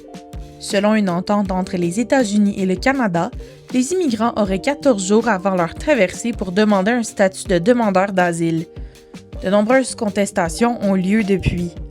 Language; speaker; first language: French; native; French